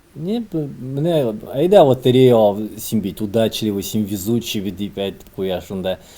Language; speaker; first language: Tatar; early bilingual, heritage; Tatar